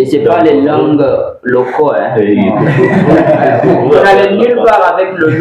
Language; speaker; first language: French; non-native, fluent; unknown